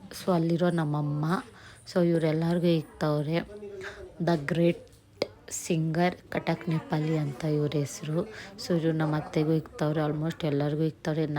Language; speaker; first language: Kannada; non-native, local second language; Nepali